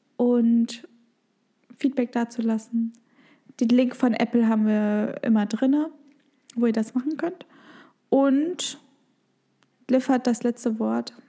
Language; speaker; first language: German; native; German